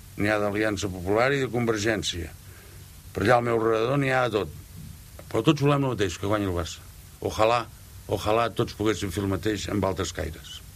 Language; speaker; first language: Catalan; native; Catalan